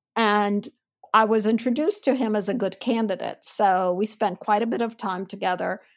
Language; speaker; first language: English; non-native, fluent; Armenian